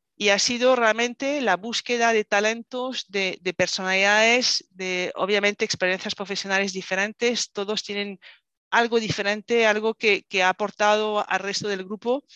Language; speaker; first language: Spanish; non-native, fluent; French